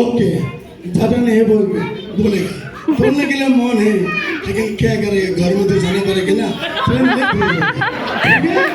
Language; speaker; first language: Hindi; non-native, local second language; Assamese